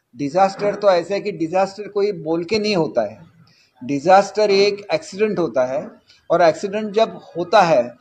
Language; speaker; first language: Hindi; non-native, local second language; Marathi